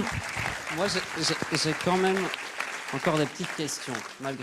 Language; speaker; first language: French; native; French